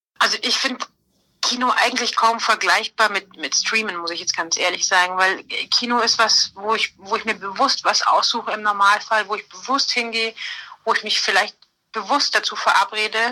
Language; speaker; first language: German; native; German